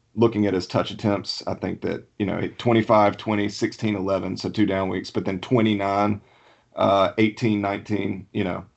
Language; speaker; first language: English; native; English